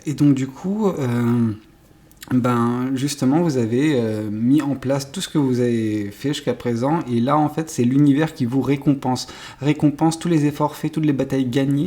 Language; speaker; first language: French; native; French